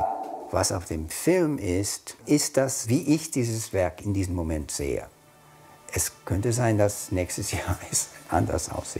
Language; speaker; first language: German; non-native, fluent; English